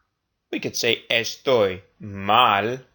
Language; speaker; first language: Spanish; non-native, fluent; English